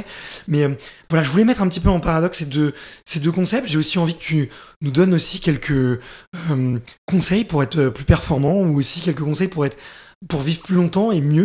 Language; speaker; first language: French; native; French